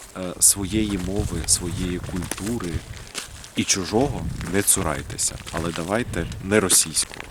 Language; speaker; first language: Ukrainian; non-native, local second language; Russian